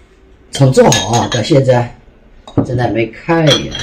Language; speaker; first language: Chinese; native; Chinese